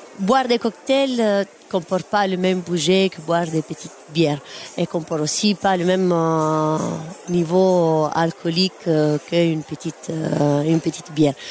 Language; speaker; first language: French; non-native, fluent; Italian